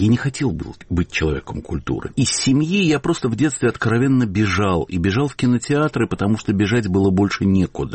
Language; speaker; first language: Russian; native; Russian